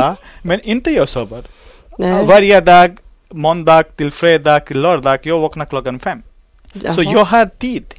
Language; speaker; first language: Swedish; non-native, learner; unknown